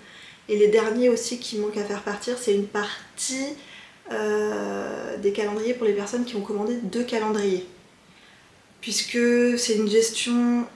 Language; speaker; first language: French; native; French